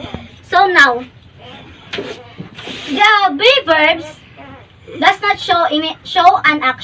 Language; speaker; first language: English; non-native, local second language; Cebuano